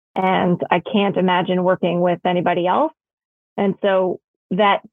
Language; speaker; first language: English; native; English